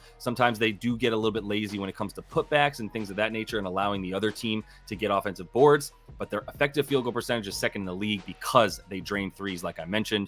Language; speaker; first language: English; native; English